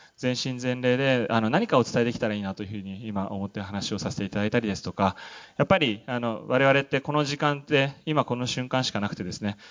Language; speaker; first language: Japanese; native; Japanese